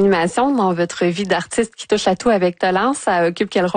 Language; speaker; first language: French; native; French